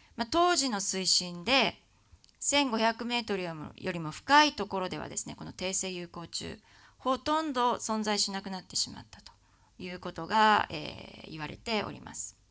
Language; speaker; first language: Japanese; native; Japanese